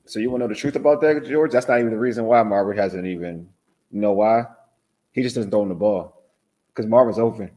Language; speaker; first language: English; native; English